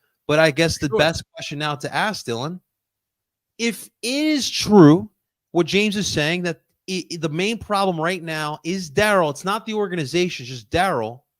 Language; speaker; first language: English; native; English